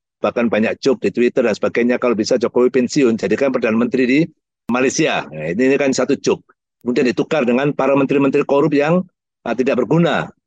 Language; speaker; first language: Indonesian; native; Indonesian